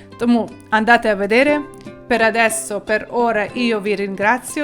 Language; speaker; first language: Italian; non-native, fluent; Ukrainian